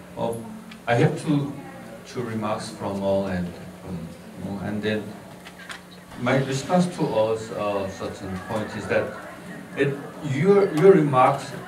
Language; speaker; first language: English; non-native, fluent; Korean